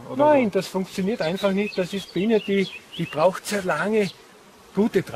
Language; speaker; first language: German; native; German